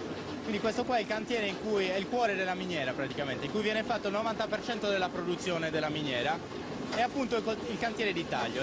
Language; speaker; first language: Italian; native; Italian